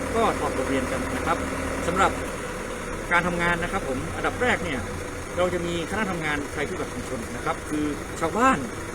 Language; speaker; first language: Thai; native; Thai